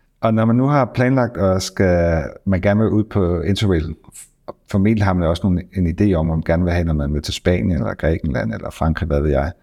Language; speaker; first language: Danish; native; Danish